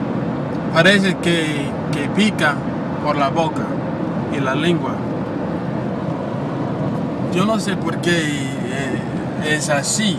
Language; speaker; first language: Spanish; non-native, learner; English